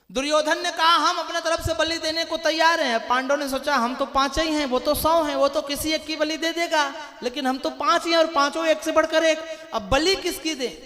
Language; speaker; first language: Hindi; non-native, local second language; Marathi